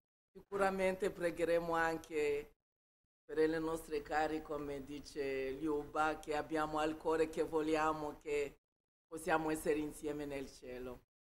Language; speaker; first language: Italian; non-native, fluent; Kinyarwanda